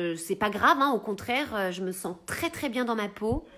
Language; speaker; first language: French; early bilingual, heritage; Italian